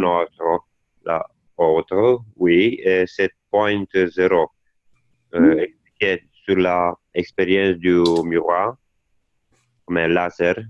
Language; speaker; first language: French; non-native, learner; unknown